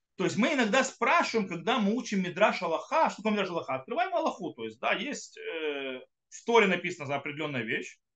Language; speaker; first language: Russian; early bilingual, heritage; Russian